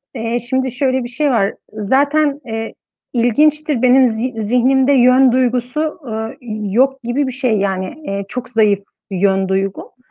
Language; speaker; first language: Turkish; native; Turkish